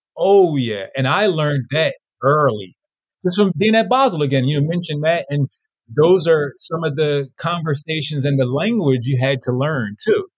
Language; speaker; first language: English; native; English